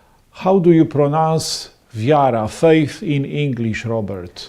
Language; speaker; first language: English; non-native, fluent; Polish